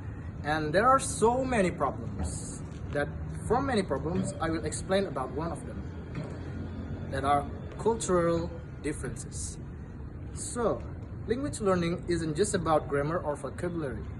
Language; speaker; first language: English; non-native, learner; Indonesian